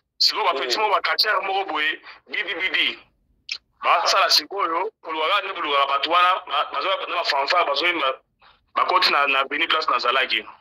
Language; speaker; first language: Lingala; non-native, local second language; Kongo